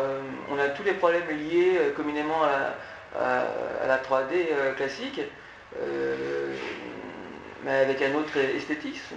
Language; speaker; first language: French; native; French